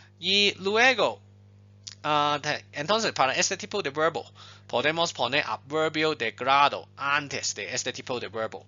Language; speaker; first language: Spanish; non-native, fluent; Chinese